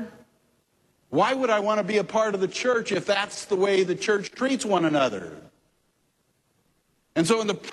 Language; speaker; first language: English; native; English